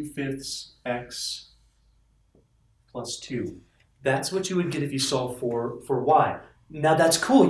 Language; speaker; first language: English; native; English